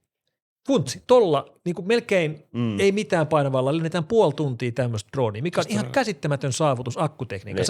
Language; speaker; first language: Finnish; native; Finnish